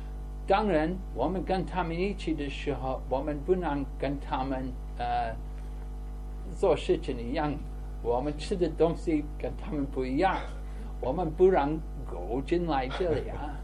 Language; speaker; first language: Chinese; non-native, fluent; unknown